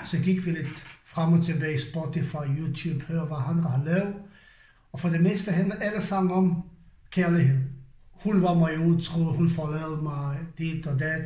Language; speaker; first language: Danish; non-native, fluent; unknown